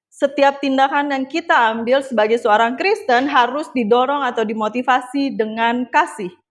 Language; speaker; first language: Indonesian; native; Indonesian